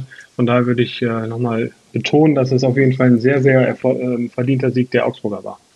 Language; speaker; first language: German; native; German